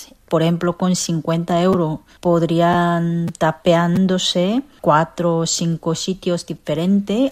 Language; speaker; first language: Spanish; non-native, fluent; Korean